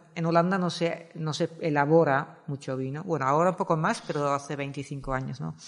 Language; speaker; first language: Spanish; non-native, fluent; Dutch